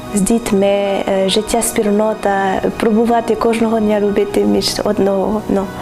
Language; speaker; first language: Ukrainian; non-native, learner; French